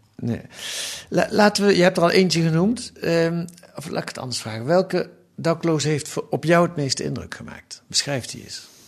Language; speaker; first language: Dutch; native; Dutch